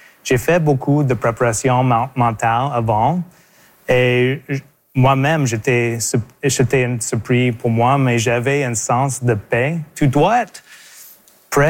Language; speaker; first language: French; non-native, local second language; English